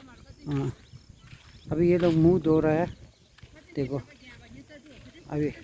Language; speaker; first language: Hindi; non-native, local second language; Tibetan